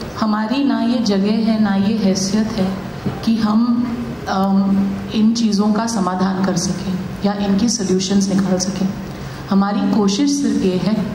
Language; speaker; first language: Hindi; native; Hindi